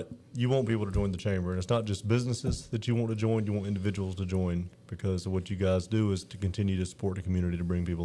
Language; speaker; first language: English; native; English